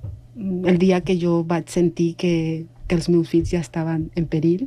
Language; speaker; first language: Catalan; non-native, fluent; Spanish